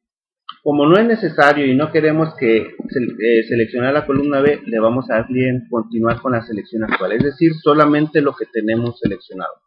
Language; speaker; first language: Spanish; native; Spanish